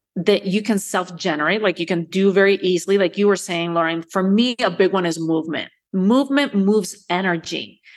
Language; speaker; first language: English; early bilingual, other home language; Spanish